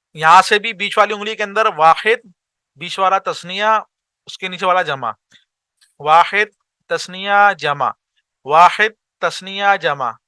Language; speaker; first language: Urdu; native; Urdu